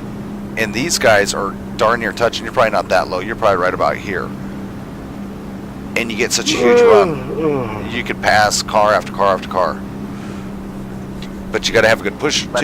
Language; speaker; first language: English; native; English